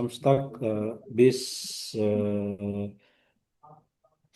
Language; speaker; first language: German; non-native, learner; Indonesian